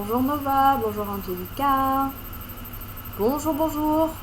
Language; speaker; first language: French; non-native, fluent; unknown